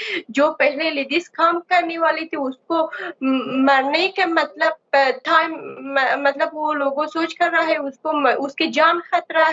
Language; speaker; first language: Hindi; non-native, learner; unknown